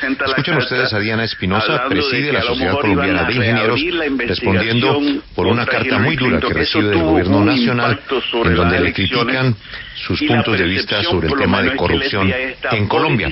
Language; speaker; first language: Spanish; native; Spanish